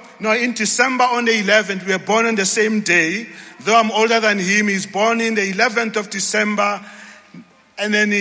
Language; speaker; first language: English; non-native, local second language; Zulu